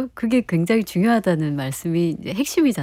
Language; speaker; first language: Korean; native; Korean